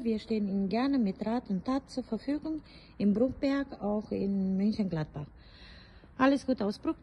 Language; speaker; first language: German; native; German